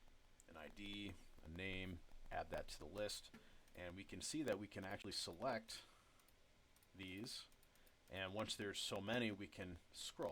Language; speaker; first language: English; native; English